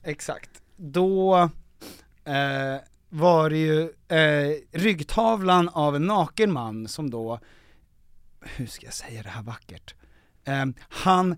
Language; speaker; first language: Swedish; native; Swedish